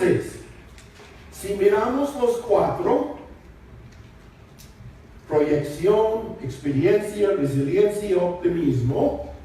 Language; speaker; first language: Spanish; non-native, fluent; English